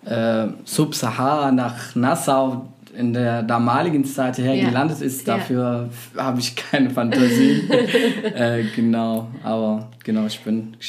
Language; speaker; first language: German; non-native, fluent; Arabic